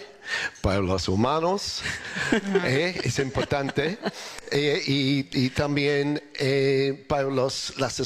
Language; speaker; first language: Spanish; non-native, learner; English